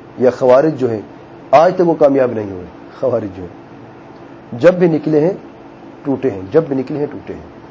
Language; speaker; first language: Urdu; native; Urdu